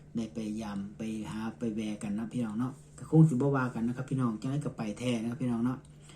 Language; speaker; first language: Thai; native; Thai